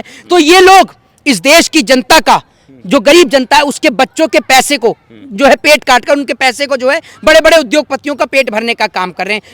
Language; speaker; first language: Hindi; native; Hindi